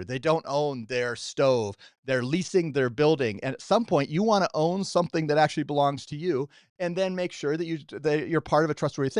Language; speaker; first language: English; native; English